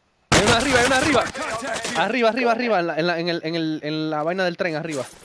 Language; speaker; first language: Spanish; early bilingual, heritage; Spanish